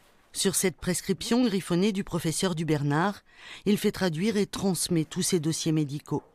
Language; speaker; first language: French; native; French